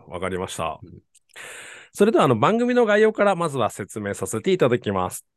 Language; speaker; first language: Japanese; native; Japanese